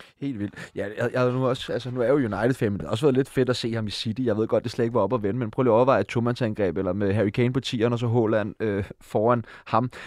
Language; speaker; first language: Danish; native; Danish